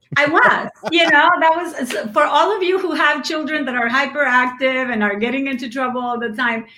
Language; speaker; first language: English; non-native, fluent; Spanish